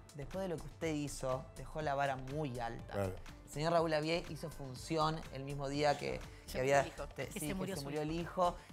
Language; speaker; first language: Spanish; native; Spanish